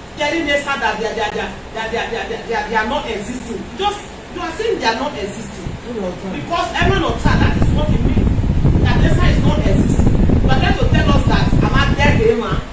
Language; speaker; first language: Nigerian Pidgin; non-native, local second language; Esan